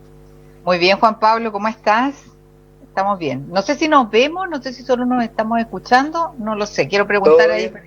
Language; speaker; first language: Spanish; native; Spanish